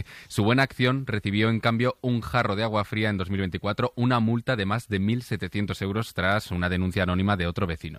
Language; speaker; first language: Spanish; native; Spanish